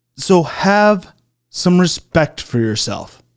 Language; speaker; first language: English; native; English